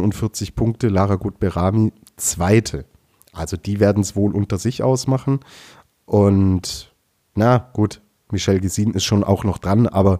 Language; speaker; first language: German; native; German